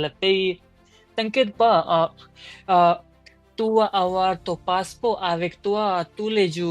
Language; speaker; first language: French; non-native, learner; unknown